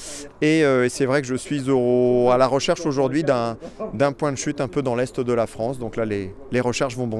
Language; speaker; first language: French; native; French